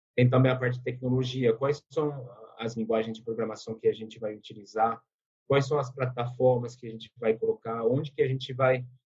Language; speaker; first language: Portuguese; non-native, fluent; French